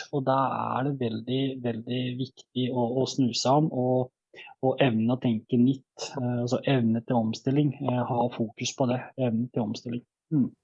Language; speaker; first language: Norwegian; early bilingual, other home language; Bosnian